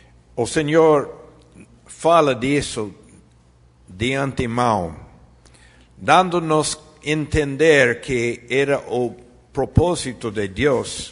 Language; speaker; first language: Portuguese; non-native, fluent; Spanish